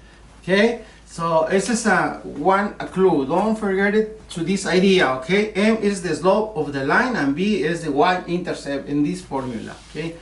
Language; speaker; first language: English; non-native, learner; Spanish